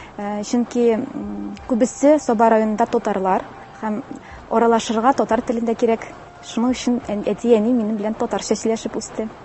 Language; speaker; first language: Tatar; non-native, local second language; Russian